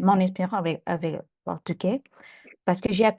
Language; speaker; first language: French; non-native, fluent; Thai